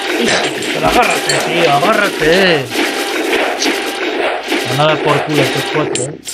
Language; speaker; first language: Spanish; native; Spanish